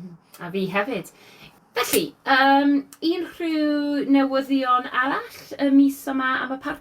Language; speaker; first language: Welsh; non-native, learner; English